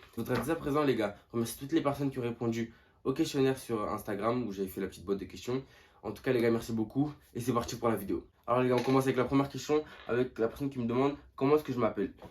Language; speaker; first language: French; early bilingual, other home language; Portuguese